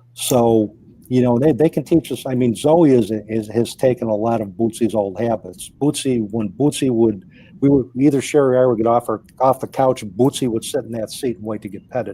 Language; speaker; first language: English; native; English